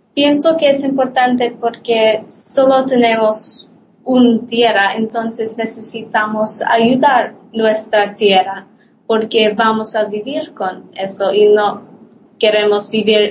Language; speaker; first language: Spanish; non-native, learner; Polish